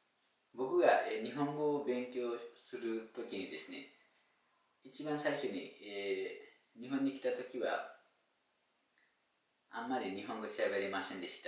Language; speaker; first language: Japanese; non-native, fluent; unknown